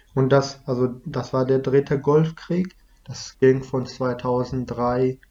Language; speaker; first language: German; non-native, fluent; Kurdish